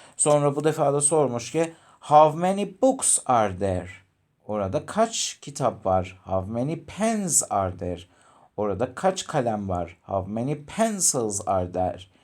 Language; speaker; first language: Turkish; native; Turkish